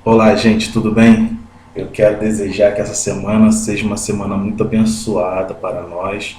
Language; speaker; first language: Portuguese; native; Portuguese